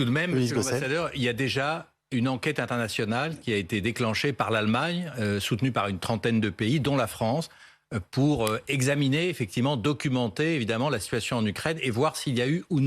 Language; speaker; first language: French; native; French